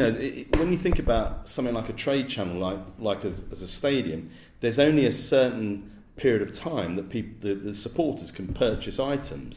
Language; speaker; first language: English; native; English